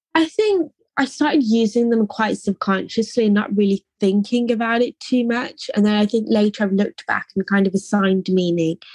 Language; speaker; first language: English; native; English